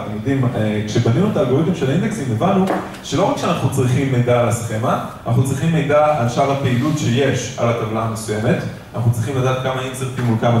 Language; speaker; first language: Hebrew; native; Hebrew